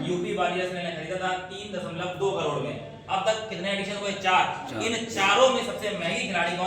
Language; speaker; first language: Hindi; native; Hindi